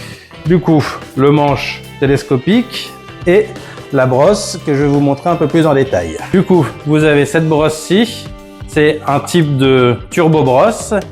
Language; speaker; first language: French; native; French